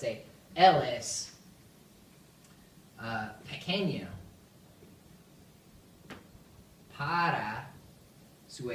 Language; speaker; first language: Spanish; non-native, fluent; English